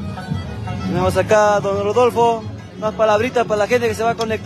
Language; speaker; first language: Spanish; native; Spanish